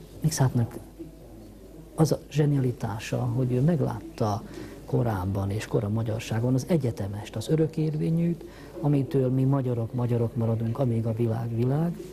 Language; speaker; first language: Hungarian; native; Hungarian